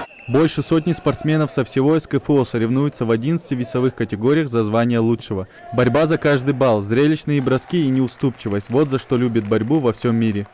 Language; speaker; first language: Russian; native; Russian